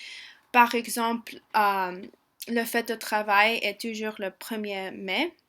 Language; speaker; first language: French; non-native, learner; English